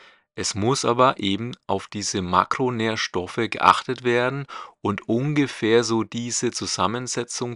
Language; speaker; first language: German; native; German